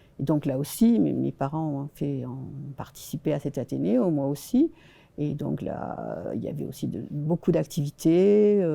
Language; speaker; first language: French; early bilingual, other home language; Spanish